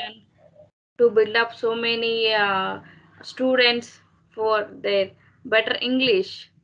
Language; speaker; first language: English; non-native, learner; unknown